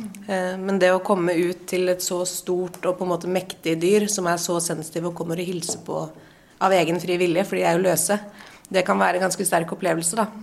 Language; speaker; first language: Norwegian; native; Norwegian